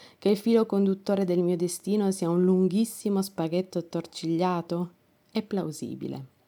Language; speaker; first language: Italian; non-native, fluent; Romanian